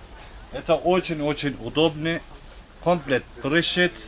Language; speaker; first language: Russian; non-native, learner; Turkish